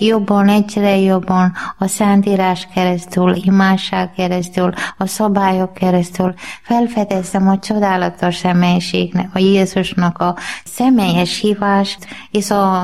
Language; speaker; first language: Hungarian; non-native, learner; Malayalam